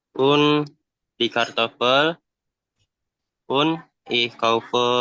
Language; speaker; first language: German; non-native, learner; Indonesian